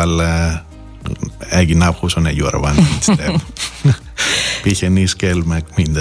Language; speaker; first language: Hungarian; non-native, fluent; Greek